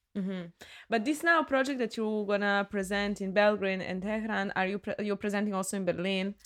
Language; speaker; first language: English; non-native, fluent; Serbian